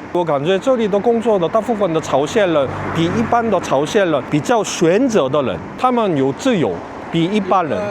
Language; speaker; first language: Chinese; non-native, learner; Korean